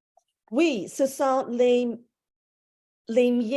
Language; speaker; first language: French; non-native, fluent; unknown